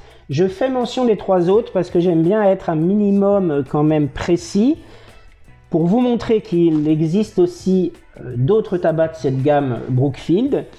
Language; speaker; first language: French; native; French